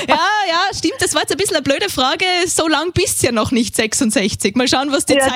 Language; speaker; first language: German; native; German